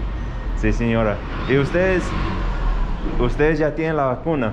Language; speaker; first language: Spanish; non-native, fluent; English